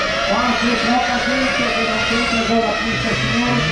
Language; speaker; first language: Italian; native; Italian